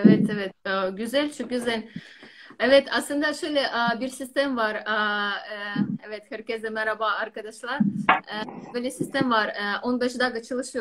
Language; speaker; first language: Turkish; non-native, learner; Russian